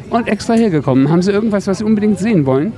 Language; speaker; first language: German; native; German